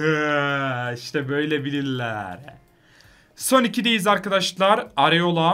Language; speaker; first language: Turkish; native; Turkish